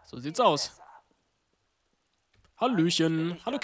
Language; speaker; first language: German; native; German